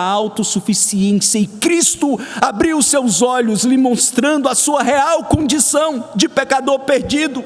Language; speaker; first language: Portuguese; native; Portuguese